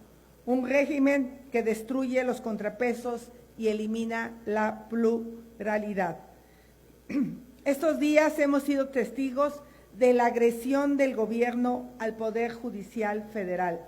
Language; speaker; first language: Spanish; native; Spanish